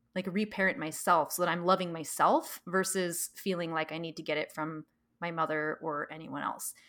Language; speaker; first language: English; early bilingual, other home language; Thai